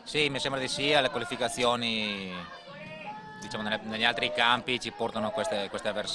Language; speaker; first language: Italian; native; Italian